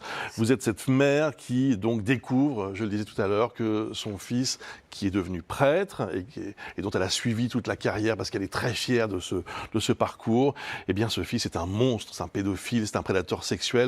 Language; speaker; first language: French; native; French